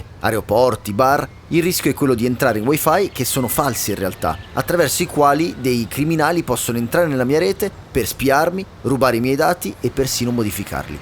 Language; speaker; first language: Italian; native; Italian